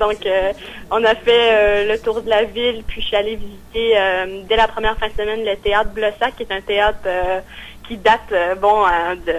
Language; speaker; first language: French; native; French